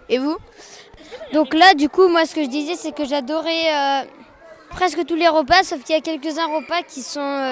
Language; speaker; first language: French; native; French